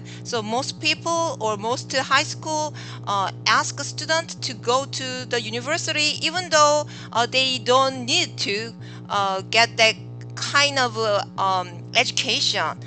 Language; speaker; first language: English; non-native, learner; Korean